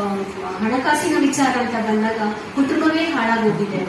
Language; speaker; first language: Kannada; native; Kannada